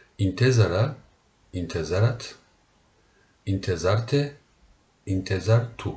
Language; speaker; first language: Arabic; non-native, learner; Turkish